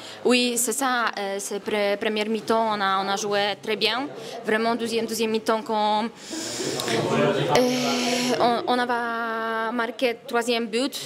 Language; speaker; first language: French; non-native, learner; Polish